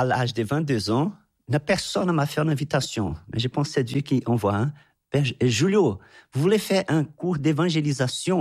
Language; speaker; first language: French; non-native, fluent; Portuguese